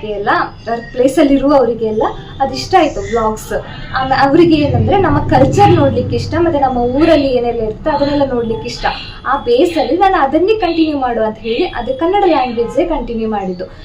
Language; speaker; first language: Kannada; native; Kannada